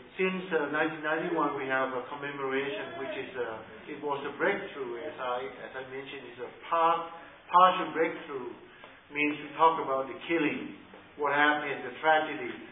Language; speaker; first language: English; non-native, fluent; Thai